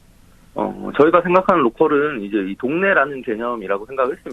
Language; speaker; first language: Korean; native; Korean